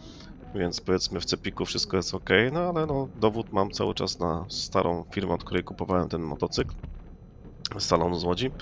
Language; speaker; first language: Polish; native; Polish